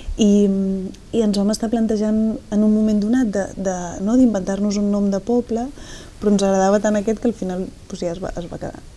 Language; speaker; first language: Catalan; native; Catalan